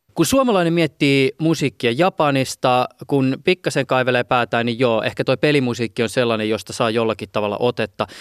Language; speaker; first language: Finnish; native; Finnish